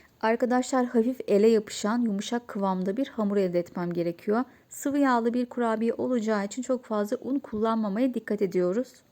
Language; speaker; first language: Turkish; native; Turkish